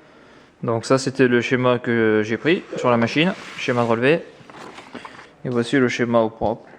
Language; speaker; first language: French; native; French